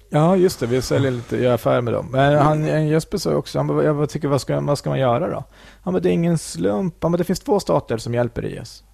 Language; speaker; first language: Swedish; early bilingual, other home language; Kurdish